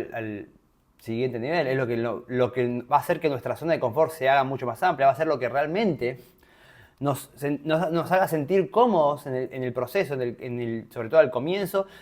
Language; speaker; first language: Spanish; native; Spanish